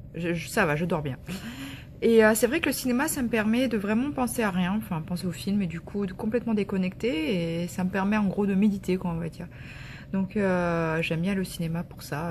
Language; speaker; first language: French; native; French